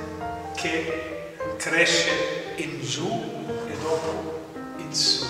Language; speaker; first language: Italian; non-native, fluent; German